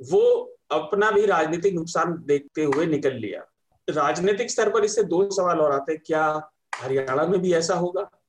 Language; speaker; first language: Hindi; native; Hindi